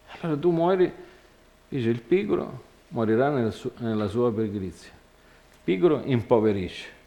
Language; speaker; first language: Italian; non-native, fluent; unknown